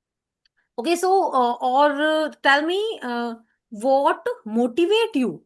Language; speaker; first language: English; non-native, learner; Hindi